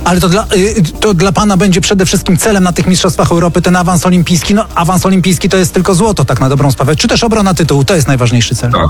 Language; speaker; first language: Polish; native; Polish